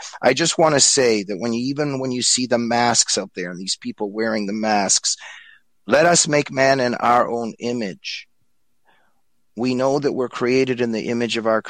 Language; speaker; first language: English; native; English